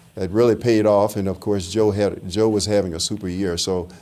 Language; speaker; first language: English; native; English